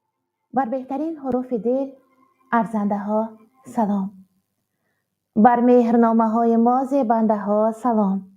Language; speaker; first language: Persian; native; Persian